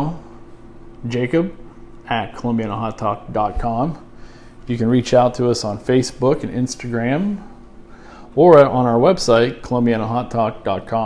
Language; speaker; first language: English; native; English